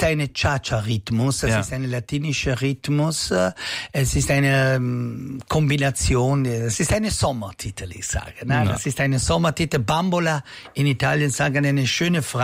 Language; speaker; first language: German; non-native, learner; Italian